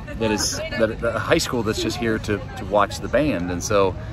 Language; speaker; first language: English; native; English